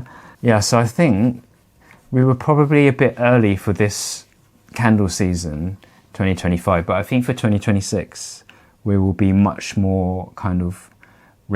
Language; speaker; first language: English; native; English